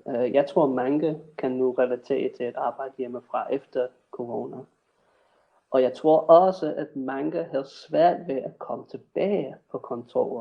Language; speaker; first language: Danish; non-native, fluent; English